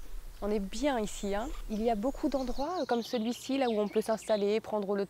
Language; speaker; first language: French; native; French